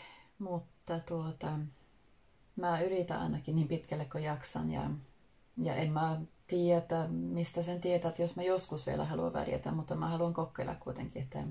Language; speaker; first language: Finnish; early bilingual, heritage; Finnish